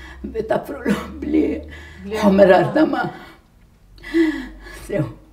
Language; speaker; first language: Hebrew; non-native, fluent; Arabic